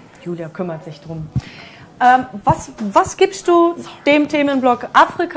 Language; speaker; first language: German; native; German